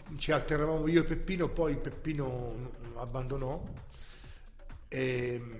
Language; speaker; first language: Italian; native; Italian